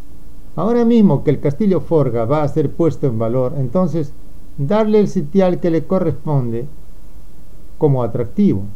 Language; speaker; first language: Spanish; native; Spanish